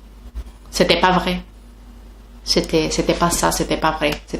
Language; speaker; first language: French; non-native, fluent; Italian